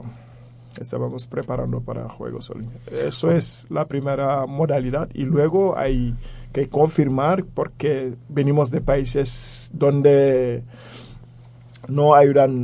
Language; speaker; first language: Spanish; non-native, fluent; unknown